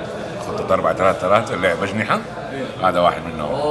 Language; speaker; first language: Arabic; native; Arabic